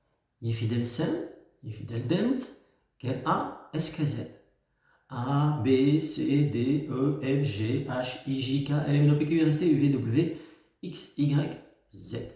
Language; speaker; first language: Amharic; non-native, fluent; French